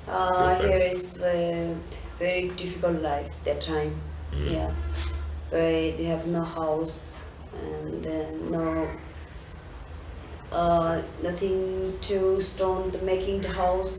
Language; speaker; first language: English; non-native, learner; Tibetan